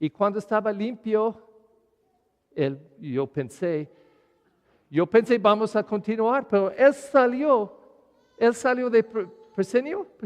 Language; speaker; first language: Spanish; non-native, learner; English